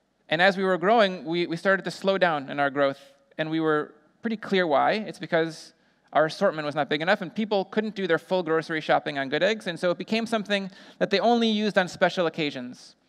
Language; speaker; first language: English; native; English